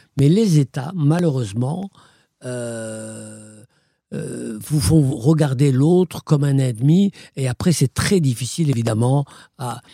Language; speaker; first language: French; non-native, local second language; Arabic